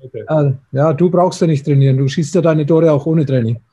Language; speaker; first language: German; native; German